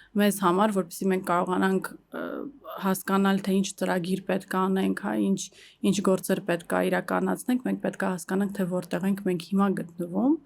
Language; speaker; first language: Armenian; early bilingual, heritage; Armenian